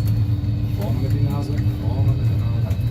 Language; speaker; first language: German; non-native, learner; English